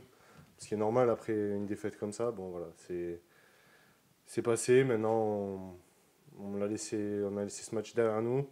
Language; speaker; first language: French; native; French